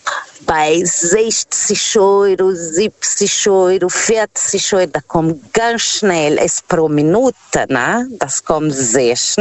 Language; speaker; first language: German; non-native, fluent; Portuguese